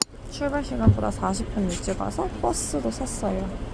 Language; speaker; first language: Korean; native; Korean